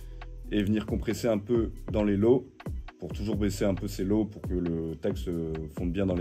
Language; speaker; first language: French; native; French